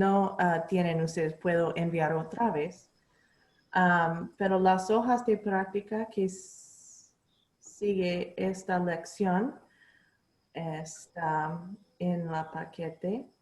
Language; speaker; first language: Spanish; non-native, learner; English